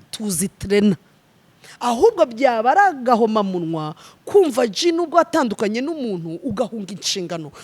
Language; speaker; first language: Kinyarwanda; native; Kinyarwanda